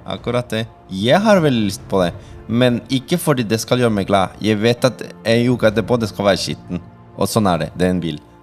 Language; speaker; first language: Norwegian; non-native, fluent; Spanish